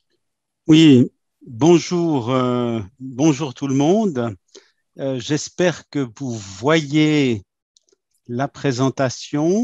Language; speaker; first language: French; native; French